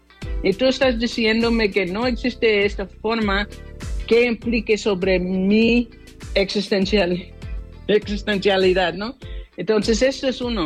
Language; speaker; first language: Spanish; non-native, fluent; English